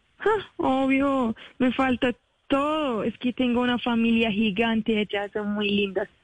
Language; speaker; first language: Spanish; non-native, learner; Arabic